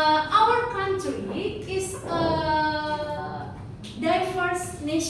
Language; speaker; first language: English; non-native, learner; Indonesian